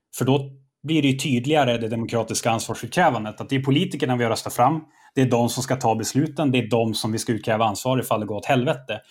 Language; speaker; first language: Swedish; native; Swedish